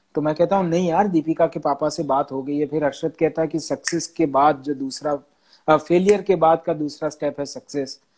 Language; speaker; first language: Hindi; non-native, local second language; Gujarati